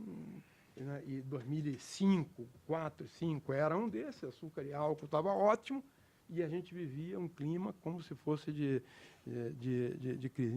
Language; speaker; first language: Portuguese; native; Portuguese